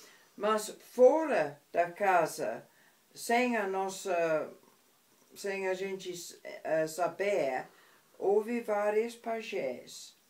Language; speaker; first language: Portuguese; non-native, fluent; English